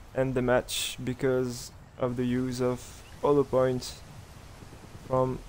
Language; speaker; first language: English; non-native, learner; French